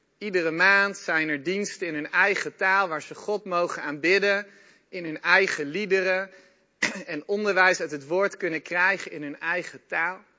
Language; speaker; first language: Dutch; native; Dutch